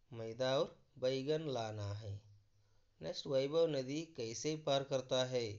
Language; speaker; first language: Hindi; non-native, local second language; Kannada